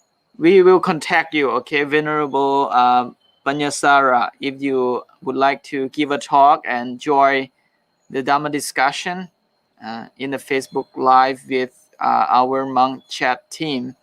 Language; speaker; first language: English; non-native, fluent; Thai